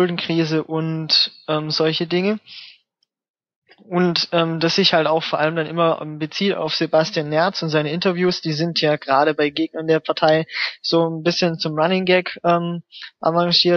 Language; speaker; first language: German; native; German